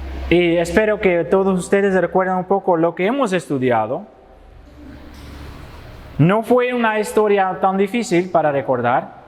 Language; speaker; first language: Spanish; non-native, fluent; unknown